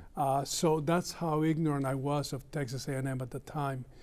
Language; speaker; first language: English; early bilingual, other home language; Spanish